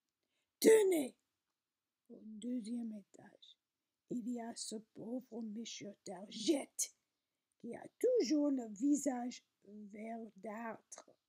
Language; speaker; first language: French; non-native, learner; English